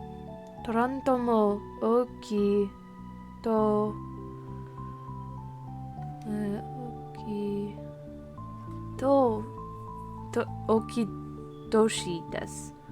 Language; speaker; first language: Japanese; non-native, learner; English